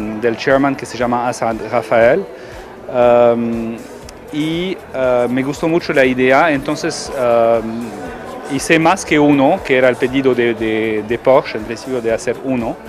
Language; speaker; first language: Spanish; non-native, fluent; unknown